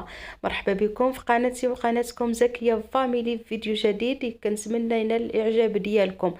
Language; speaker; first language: Arabic; native; Arabic